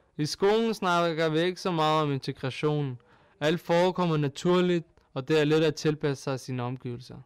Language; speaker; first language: Danish; early bilingual, other home language; Turkish